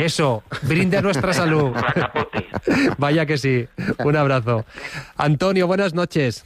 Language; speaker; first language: Spanish; native; Spanish